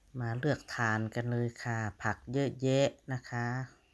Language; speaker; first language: Thai; non-native, local second language; Lao